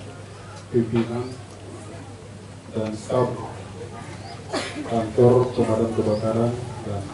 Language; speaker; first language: Indonesian; native; Indonesian